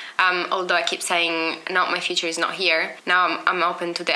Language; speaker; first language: English; non-native, fluent; Italian